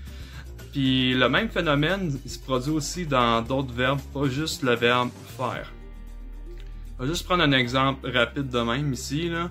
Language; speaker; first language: French; native; French